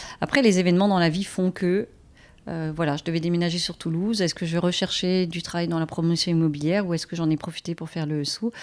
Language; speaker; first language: French; native; French